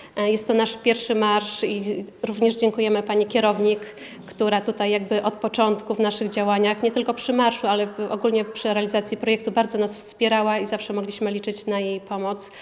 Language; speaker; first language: Polish; native; Polish